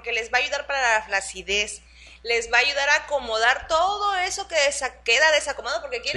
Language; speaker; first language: Spanish; native; Spanish